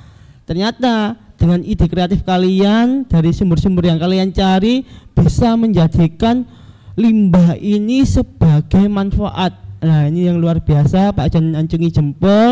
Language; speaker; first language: Indonesian; native; Indonesian